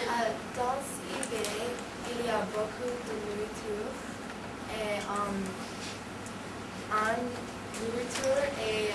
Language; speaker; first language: French; non-native, learner; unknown